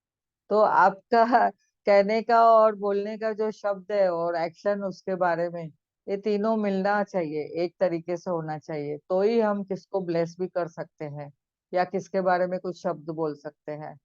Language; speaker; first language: Hindi; native; Hindi